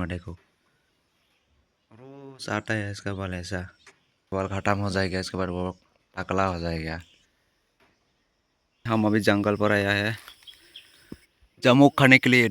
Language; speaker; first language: Hindi; non-native, local second language; Kok Borok